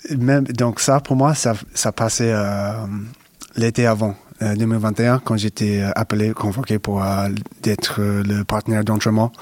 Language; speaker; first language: French; non-native, fluent; English